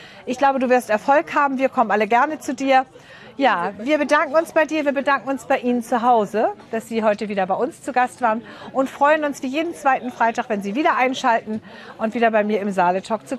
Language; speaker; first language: German; native; German